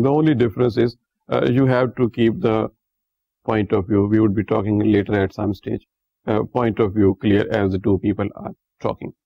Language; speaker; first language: English; non-native, local second language; Urdu